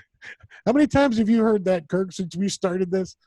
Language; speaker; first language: English; native; English